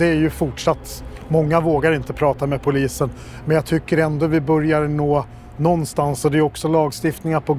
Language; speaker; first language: Swedish; native; Swedish